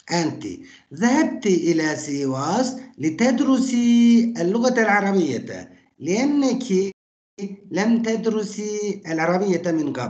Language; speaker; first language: Arabic; non-native, fluent; Turkish